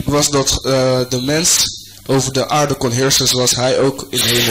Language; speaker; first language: Dutch; non-native, fluent; French